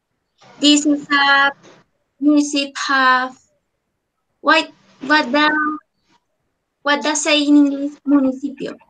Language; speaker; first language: English; non-native, learner; Spanish